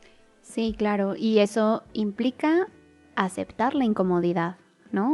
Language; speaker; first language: Spanish; native; Spanish